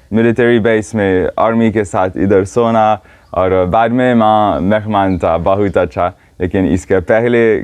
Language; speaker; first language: Hindi; non-native, learner; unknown